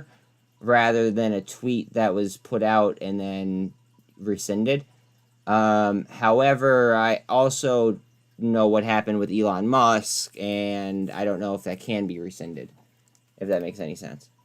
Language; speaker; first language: English; native; English